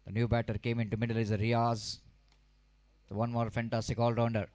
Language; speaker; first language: English; non-native, local second language; Kannada